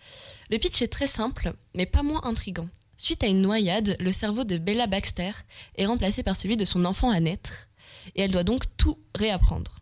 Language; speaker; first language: French; native; French